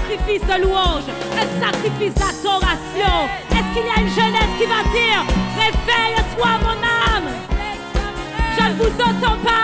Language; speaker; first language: French; native; French